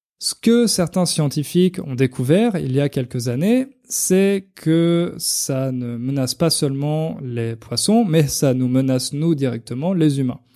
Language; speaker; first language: French; native; French